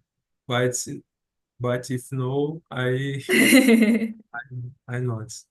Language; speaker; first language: English; non-native, learner; Portuguese